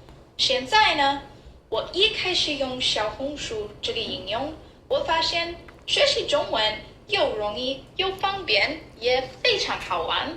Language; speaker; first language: Chinese; non-native, learner; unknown